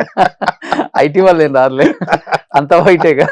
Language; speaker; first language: Telugu; native; Telugu